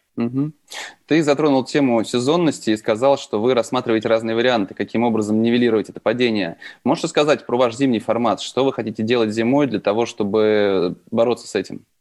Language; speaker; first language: Russian; native; Russian